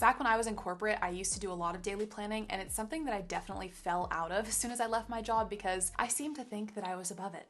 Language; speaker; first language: English; native; English